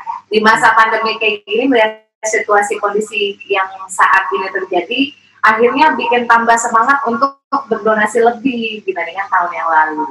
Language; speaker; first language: Indonesian; native; Indonesian